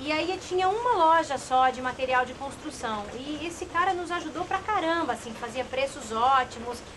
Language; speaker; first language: Portuguese; native; Portuguese